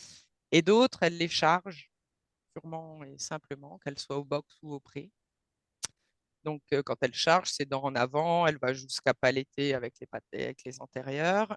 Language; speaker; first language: French; native; French